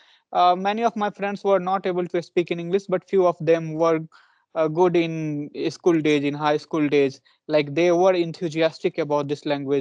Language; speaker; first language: English; non-native, local second language; Punjabi